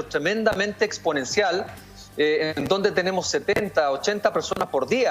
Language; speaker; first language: Spanish; native; Spanish